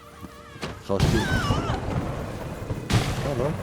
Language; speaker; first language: German; native; German